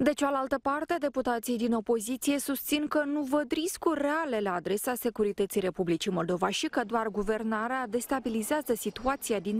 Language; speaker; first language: Romanian; native; Romanian